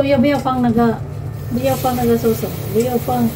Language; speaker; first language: Chinese; non-native, learner; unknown